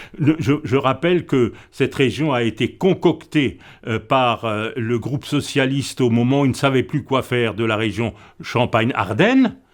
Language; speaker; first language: French; non-native, local second language; Swiss German